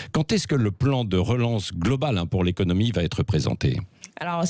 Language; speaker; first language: French; native; French